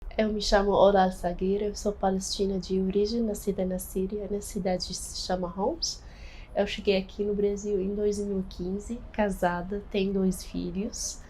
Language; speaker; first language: Portuguese; non-native, fluent; Arabic